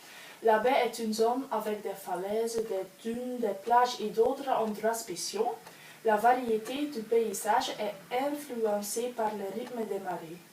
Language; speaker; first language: French; non-native, learner; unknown